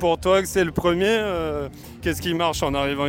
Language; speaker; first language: French; native; French